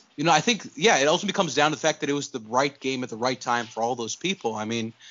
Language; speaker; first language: English; non-native, local second language; Urdu